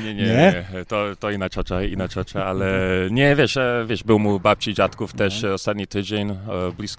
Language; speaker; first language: Polish; early bilingual, heritage; English